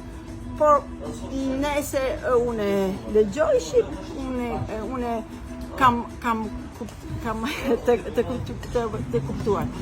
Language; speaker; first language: Albanian; non-native, learner; Italian